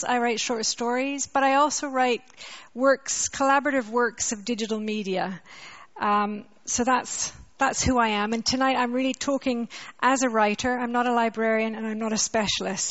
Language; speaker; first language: English; native; English